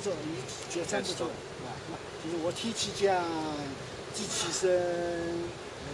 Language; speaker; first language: Chinese; native; Chinese